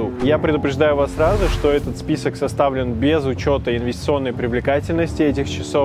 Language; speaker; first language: Russian; native; Russian